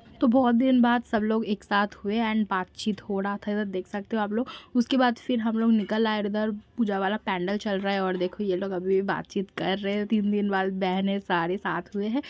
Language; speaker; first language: Hindi; non-native, local second language; Bangla